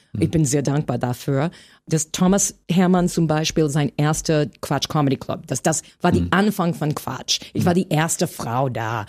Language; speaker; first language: German; non-native, fluent; English